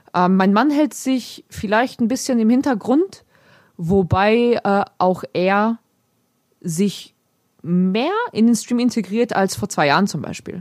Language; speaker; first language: German; early bilingual, other home language; Polish